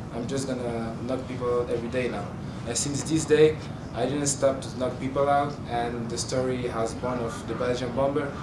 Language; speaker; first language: English; non-native, fluent; French